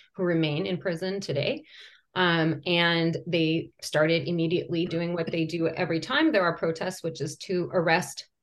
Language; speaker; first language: English; early bilingual, other home language; Persian